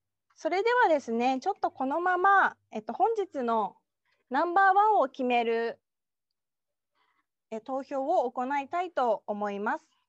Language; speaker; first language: Japanese; native; Japanese